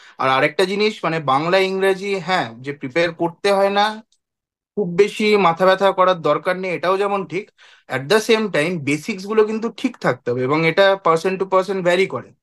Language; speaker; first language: Bangla; non-native, local second language; Nepali